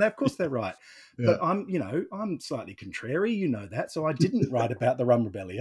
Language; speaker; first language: English; native; English